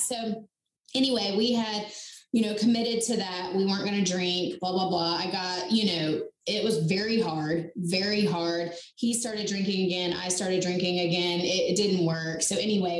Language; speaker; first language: English; native; English